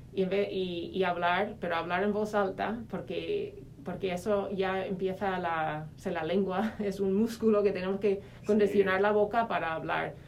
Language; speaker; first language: Spanish; non-native, fluent; English